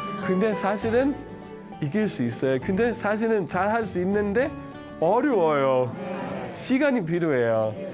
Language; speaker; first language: Korean; non-native, learner; Danish